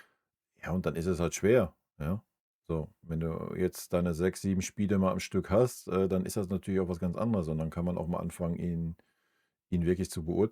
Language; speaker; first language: German; native; German